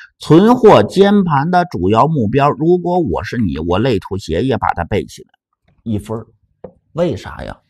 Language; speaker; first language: Chinese; native; Chinese